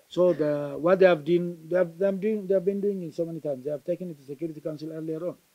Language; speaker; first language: English; non-native, local second language; Amharic